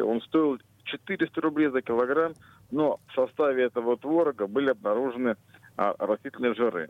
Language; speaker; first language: Russian; native; Russian